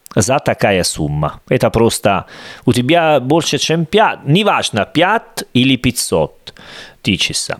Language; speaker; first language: Russian; non-native, learner; Italian